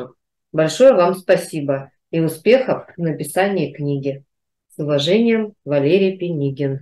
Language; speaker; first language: Russian; native; Russian